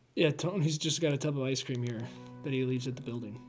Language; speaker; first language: English; native; English